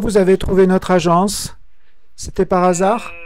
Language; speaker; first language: French; non-native, fluent; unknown